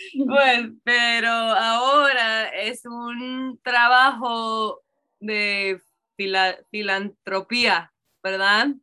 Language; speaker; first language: Spanish; non-native, learner; English